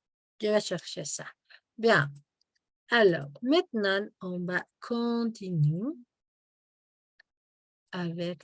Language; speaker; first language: French; non-native, fluent; Spanish